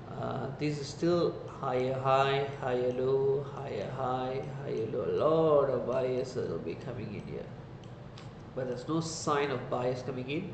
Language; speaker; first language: English; non-native, local second language; Tamil